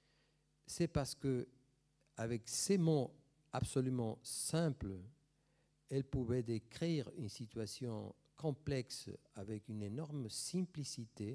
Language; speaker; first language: French; non-native, fluent; Spanish